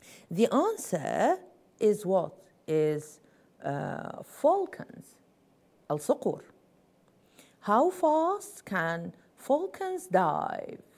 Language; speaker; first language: English; non-native, fluent; Arabic